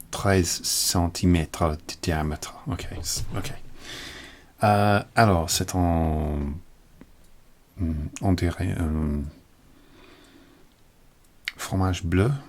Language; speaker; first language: French; non-native, learner; English